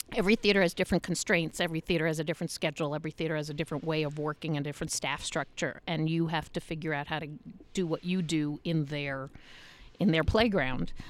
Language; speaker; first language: English; native; English